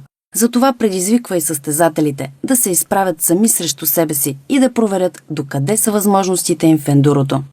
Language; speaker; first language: Bulgarian; native; Bulgarian